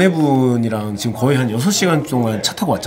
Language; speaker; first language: Korean; native; Korean